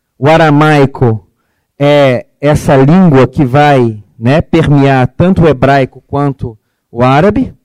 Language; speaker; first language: Portuguese; early bilingual, other home language; Arabic